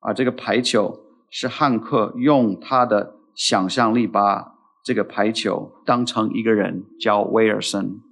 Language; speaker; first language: Chinese; non-native, fluent; English